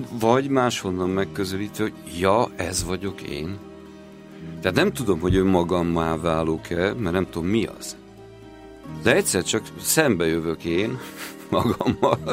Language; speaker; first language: Hungarian; native; Hungarian